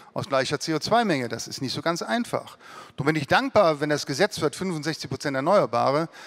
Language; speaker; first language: German; native; German